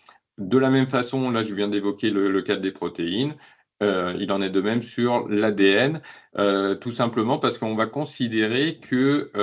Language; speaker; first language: French; native; French